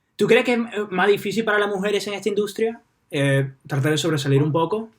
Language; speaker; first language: Spanish; early bilingual, heritage; Spanish